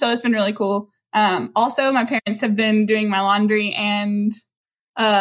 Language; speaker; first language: English; native; English